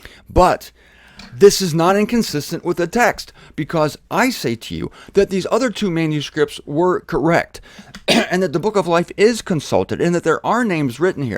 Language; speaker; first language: English; native; English